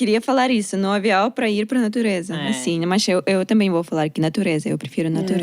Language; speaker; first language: Portuguese; non-native, learner; Russian